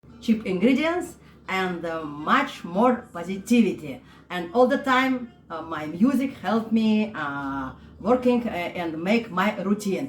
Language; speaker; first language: English; non-native, learner; Russian